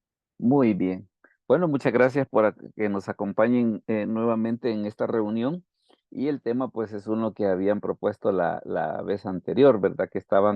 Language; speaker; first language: Spanish; native; Spanish